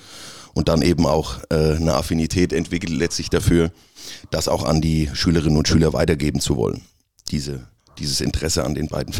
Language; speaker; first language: German; native; German